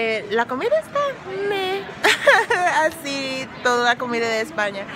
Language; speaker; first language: Spanish; non-native, learner; English